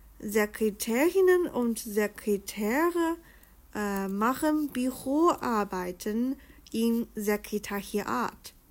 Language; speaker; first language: German; non-native, fluent; Chinese